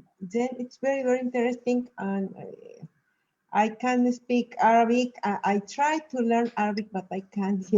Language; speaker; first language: English; non-native, learner; Spanish